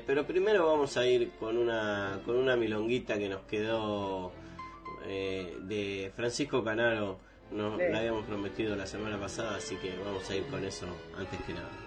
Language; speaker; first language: Spanish; native; Spanish